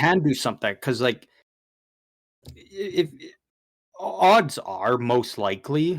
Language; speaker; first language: English; native; English